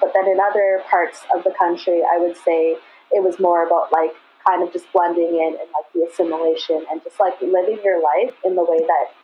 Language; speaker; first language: English; native; English